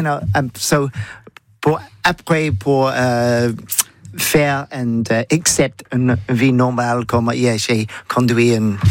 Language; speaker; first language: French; non-native, learner; English